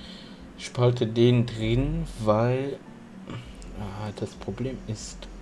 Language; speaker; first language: German; non-native, local second language; Luxembourgish